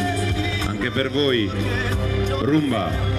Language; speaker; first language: Italian; native; Italian